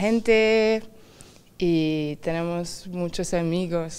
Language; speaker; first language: Spanish; non-native, fluent; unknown